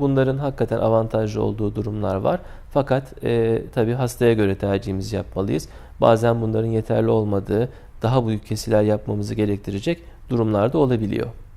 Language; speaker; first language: Turkish; native; Turkish